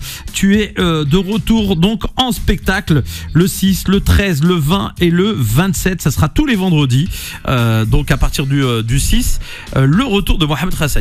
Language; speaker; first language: French; native; French